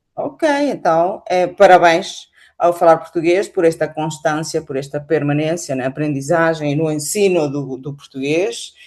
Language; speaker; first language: Portuguese; non-native, fluent; Spanish